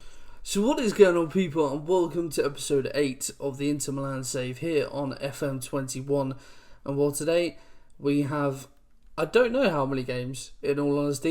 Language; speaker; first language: English; native; English